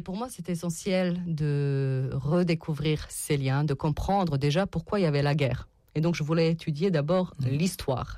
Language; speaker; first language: French; non-native, fluent; Serbian